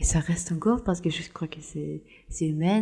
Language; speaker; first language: French; non-native, fluent; Norwegian